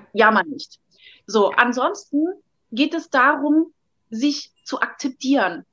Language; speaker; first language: German; non-native, fluent; Catalan